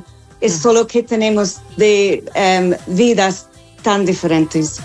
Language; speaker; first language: Spanish; non-native, fluent; English